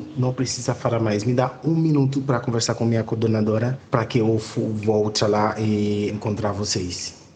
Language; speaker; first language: Portuguese; non-native, fluent; Haitian Creole